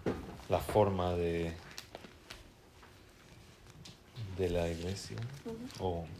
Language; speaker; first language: Spanish; non-native, fluent; English